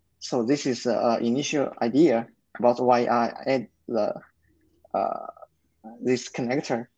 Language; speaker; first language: English; non-native, learner; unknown